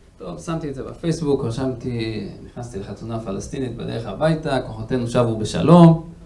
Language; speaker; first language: Hebrew; native; Hebrew